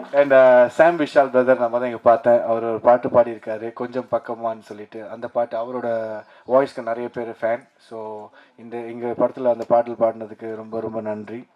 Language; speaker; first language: Tamil; early bilingual, heritage; Tamil